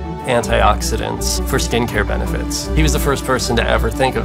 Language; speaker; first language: English; native; English